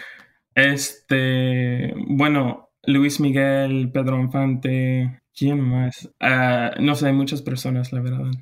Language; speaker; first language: Spanish; non-native, fluent; English